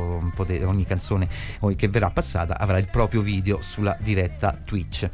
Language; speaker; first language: Italian; native; Italian